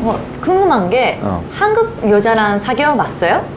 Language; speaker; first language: Korean; non-native, fluent; Japanese